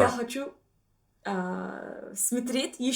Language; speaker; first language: Russian; non-native, learner; English